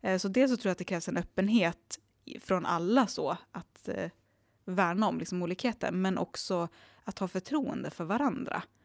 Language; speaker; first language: Swedish; native; Swedish